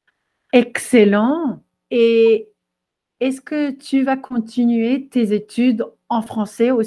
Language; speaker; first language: French; non-native, fluent; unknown